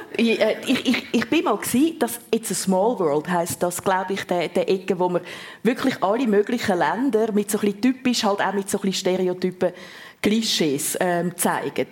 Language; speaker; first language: German; native; German